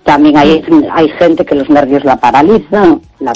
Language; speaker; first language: Spanish; native; Spanish